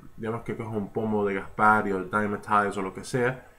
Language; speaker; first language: Spanish; early bilingual, heritage; Spanish